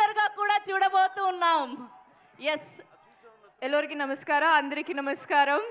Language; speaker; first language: Telugu; non-native, local second language; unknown